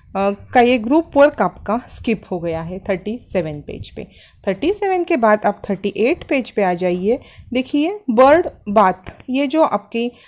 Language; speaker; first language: Hindi; non-native, local second language; Marathi